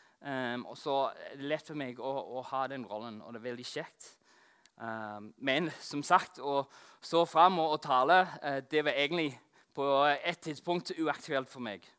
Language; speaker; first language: Norwegian; non-native, fluent; English